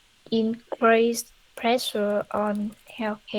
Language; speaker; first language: English; non-native, learner; Vietnamese